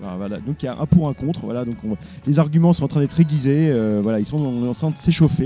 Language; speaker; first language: French; native; French